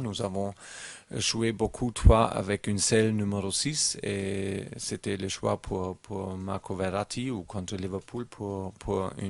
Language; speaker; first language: French; non-native, learner; German